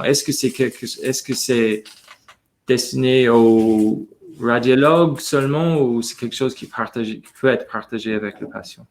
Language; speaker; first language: French; non-native, fluent; English